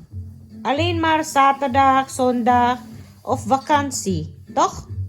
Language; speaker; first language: Dutch; non-native, learner; Cebuano